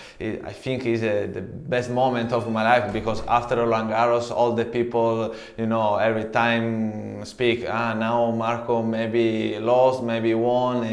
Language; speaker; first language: English; non-native, learner; Italian